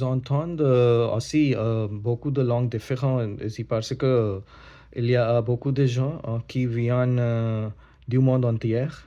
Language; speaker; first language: French; non-native, learner; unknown